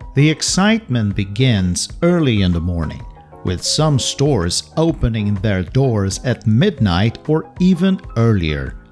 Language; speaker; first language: English; non-native, fluent; Portuguese